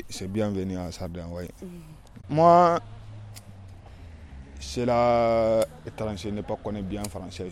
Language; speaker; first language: French; non-native, learner; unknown